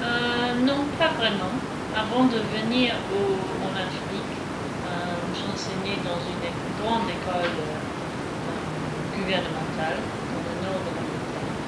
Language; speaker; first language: French; non-native, fluent; English